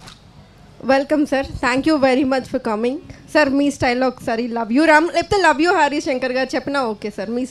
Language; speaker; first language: Telugu; native; Telugu